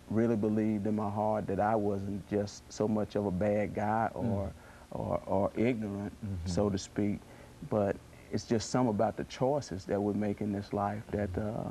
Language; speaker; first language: English; native; English